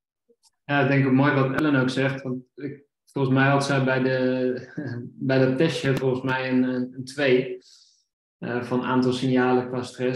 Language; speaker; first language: Dutch; native; Dutch